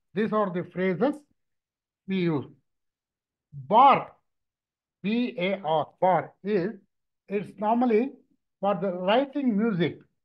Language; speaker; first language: English; non-native, local second language; Tamil